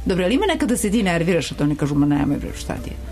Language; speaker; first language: Serbian; native; Serbian